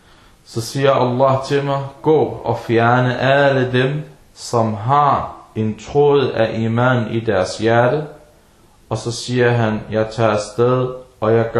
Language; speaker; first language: Danish; early bilingual, other home language; Arabic